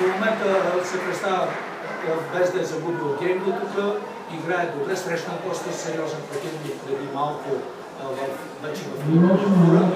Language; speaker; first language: Bulgarian; native; Bulgarian